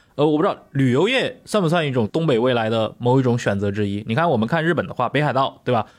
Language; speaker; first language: Chinese; native; Chinese